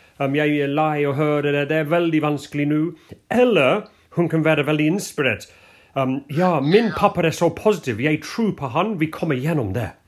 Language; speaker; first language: Norwegian; non-native, fluent; English